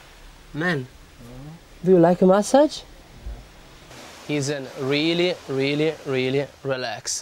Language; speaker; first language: English; non-native, learner; Italian